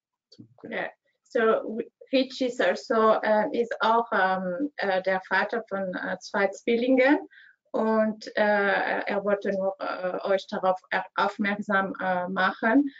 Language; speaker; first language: German; non-native, learner; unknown